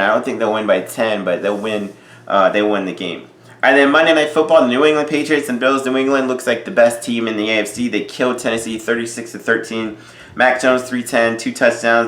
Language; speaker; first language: English; native; English